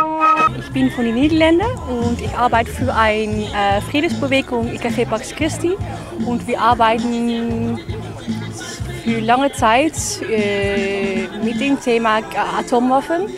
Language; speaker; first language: German; non-native, learner; Dutch